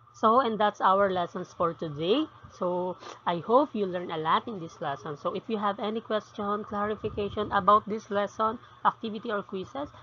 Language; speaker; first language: English; non-native, local second language; Filipino